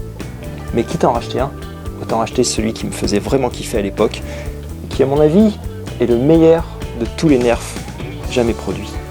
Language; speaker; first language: French; native; French